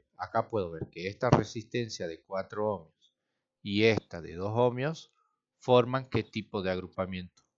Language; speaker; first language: Spanish; native; Spanish